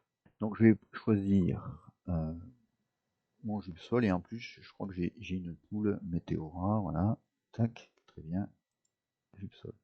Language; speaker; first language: French; native; French